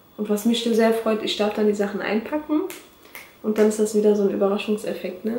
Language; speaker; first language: German; early bilingual, other home language; Turkish